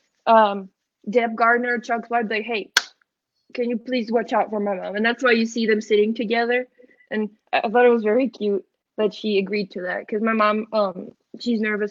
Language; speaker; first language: English; non-native, fluent; Ukrainian